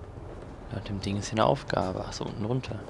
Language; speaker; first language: German; native; German